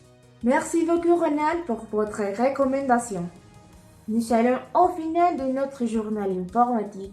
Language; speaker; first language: French; non-native, learner; Spanish